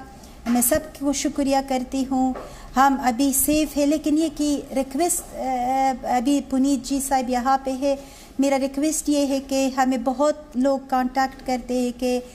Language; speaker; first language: Hindi; non-native, learner; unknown